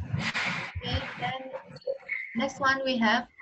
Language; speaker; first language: English; non-native, learner; Vietnamese